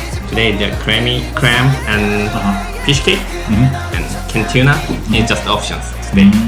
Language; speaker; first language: English; non-native, learner; Korean